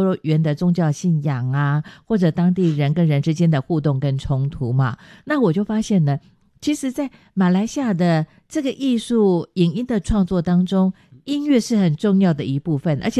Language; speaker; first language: Chinese; non-native, local second language; Min Nan Chinese